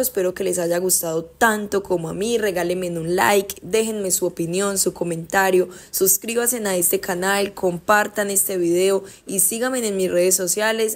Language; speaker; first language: Spanish; native; Spanish